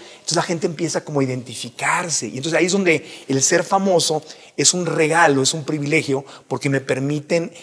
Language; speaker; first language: Spanish; native; Spanish